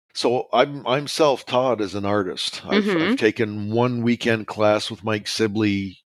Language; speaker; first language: English; native; English